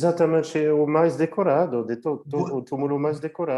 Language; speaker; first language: Portuguese; non-native, fluent; French